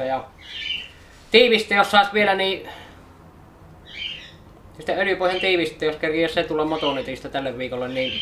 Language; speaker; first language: Finnish; native; Finnish